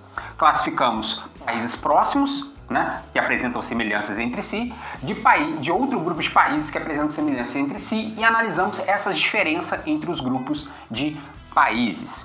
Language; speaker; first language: Portuguese; native; Portuguese